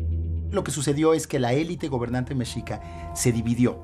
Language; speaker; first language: Spanish; native; Spanish